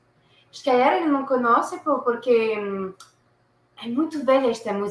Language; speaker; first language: Portuguese; non-native, learner; French